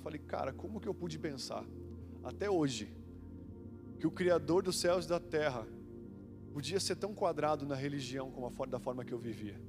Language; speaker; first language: Portuguese; native; Portuguese